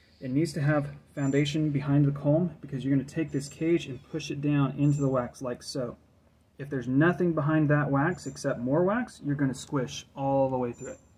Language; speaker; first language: English; native; English